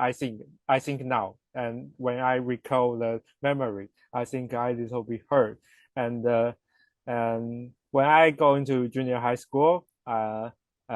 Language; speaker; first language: English; non-native, learner; Chinese